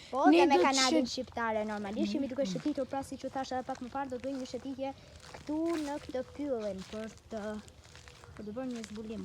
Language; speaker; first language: Albanian; early bilingual, heritage; Albanian